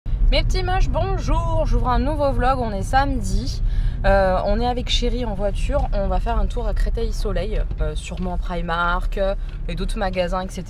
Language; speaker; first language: French; native; French